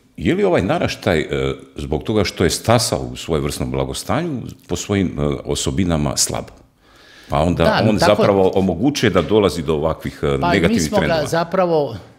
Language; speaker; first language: Croatian; native; Croatian